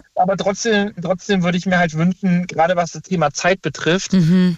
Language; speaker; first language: German; native; German